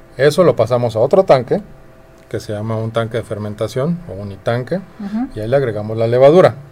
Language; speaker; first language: Spanish; native; Spanish